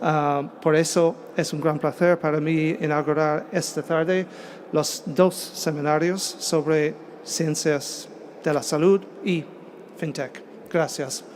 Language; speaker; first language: Spanish; non-native, fluent; English